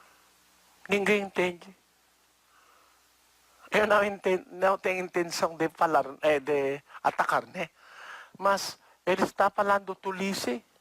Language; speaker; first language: Portuguese; non-native, learner; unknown